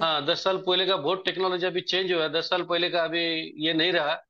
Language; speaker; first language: Hindi; non-native, local second language; Marathi